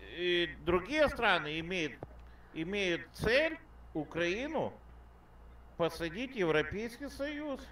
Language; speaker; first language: Russian; non-native, local second language; Lithuanian